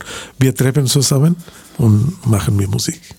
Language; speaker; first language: German; non-native, learner; Bangla